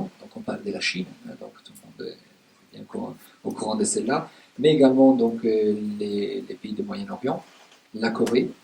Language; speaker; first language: French; native; French